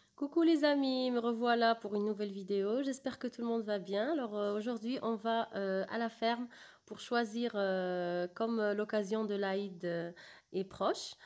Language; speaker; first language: French; non-native, local second language; Arabic